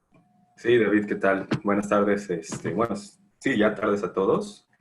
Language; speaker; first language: Spanish; native; Spanish